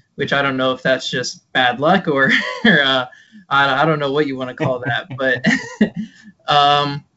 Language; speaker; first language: English; native; English